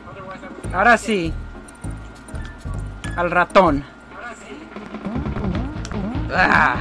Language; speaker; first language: Spanish; non-native, fluent; English